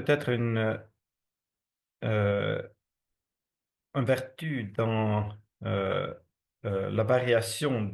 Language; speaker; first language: French; non-native, fluent; Estonian